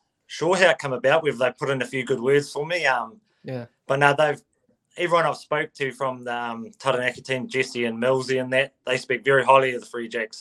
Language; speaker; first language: English; native; English